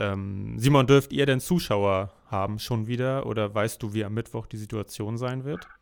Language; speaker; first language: German; native; German